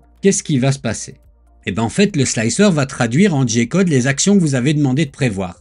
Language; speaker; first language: French; native; French